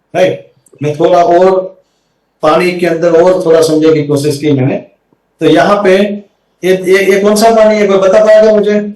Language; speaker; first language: Hindi; non-native, local second language; Gujarati